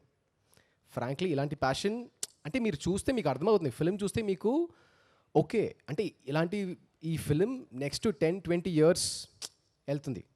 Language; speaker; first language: Telugu; early bilingual, heritage; Telugu